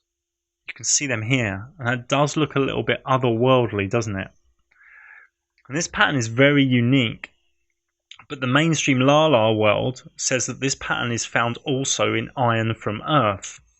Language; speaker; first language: English; native; English